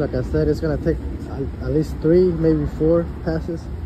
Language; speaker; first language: English; early bilingual, other home language; Spanish